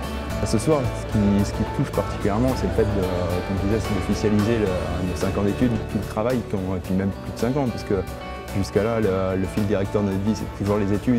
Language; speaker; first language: French; native; French